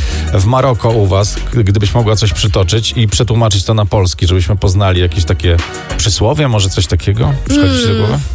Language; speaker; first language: Polish; native; Polish